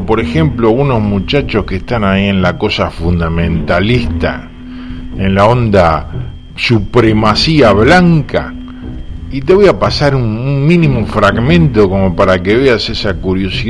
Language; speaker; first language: Spanish; native; Spanish